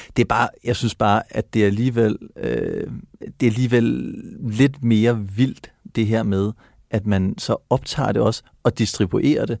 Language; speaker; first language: Danish; native; Danish